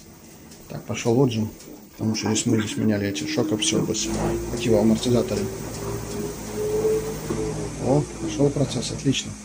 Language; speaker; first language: Russian; native; Russian